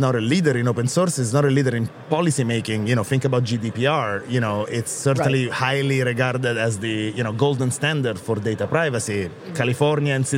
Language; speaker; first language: English; non-native, fluent; Italian